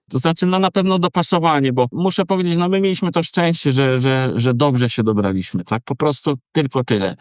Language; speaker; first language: Polish; native; Polish